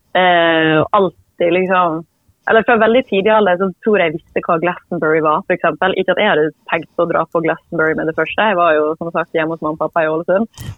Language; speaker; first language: Norwegian; native; Norwegian